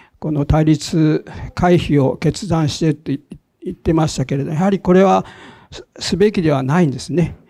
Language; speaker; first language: Japanese; native; Japanese